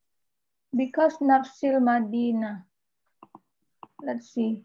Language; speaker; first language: English; non-native, learner; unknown